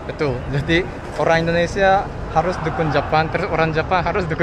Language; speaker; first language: Indonesian; non-native, fluent; Japanese